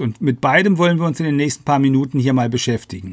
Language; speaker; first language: German; native; German